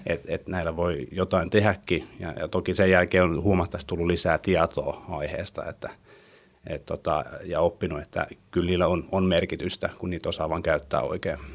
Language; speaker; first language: Finnish; native; Finnish